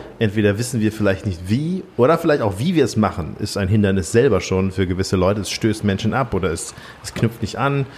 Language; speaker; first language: German; native; German